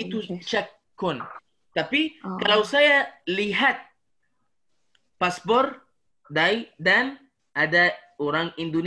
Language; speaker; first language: Indonesian; non-native, learner; Arabic